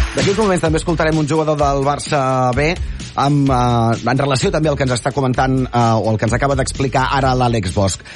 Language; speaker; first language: Catalan; native; Catalan